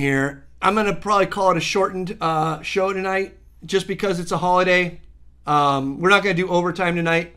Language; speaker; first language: English; native; English